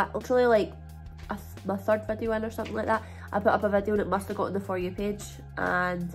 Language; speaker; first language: English; native; English